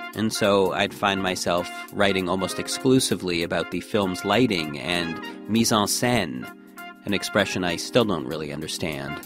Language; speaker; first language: English; native; English